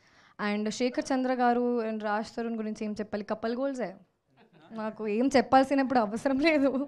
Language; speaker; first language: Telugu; non-native, fluent; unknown